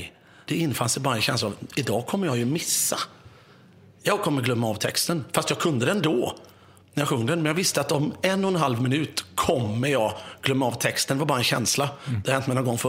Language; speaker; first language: Swedish; native; Swedish